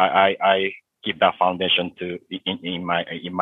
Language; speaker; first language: English; non-native, fluent; Japanese